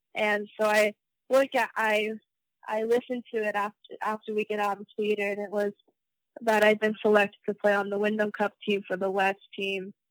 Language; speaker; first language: English; native; English